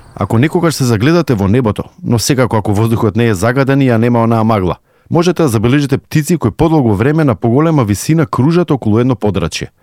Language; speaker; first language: Macedonian; native; Macedonian